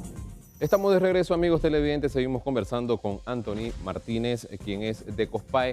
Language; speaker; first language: Spanish; native; Spanish